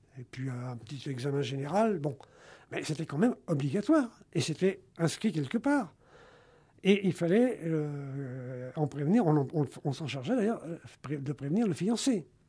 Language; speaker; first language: French; native; French